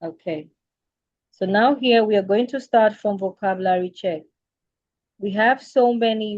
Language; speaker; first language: English; non-native, fluent; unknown